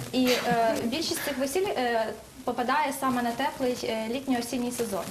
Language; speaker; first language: Ukrainian; native; Ukrainian